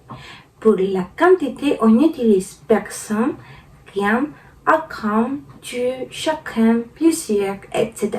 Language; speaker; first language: French; non-native, learner; Spanish